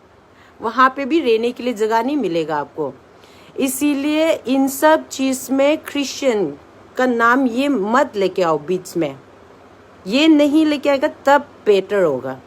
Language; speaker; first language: Hindi; non-native, local second language; Manipuri